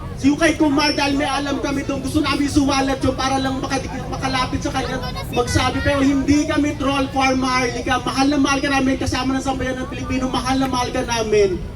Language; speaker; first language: Filipino; native; Filipino